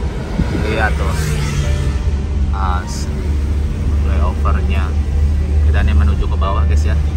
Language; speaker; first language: Indonesian; native; Indonesian